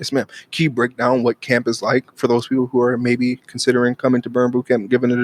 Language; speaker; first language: English; native; English